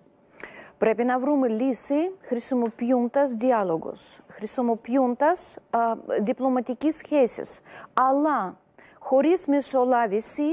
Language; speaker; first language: Greek; non-native, learner; Russian